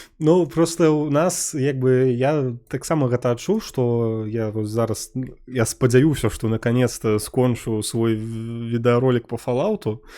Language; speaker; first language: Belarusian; non-native, local second language; Russian